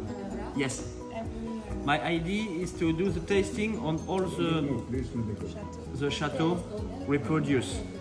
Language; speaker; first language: English; non-native, fluent; French